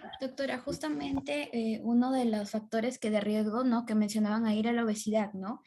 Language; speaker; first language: Spanish; native; Spanish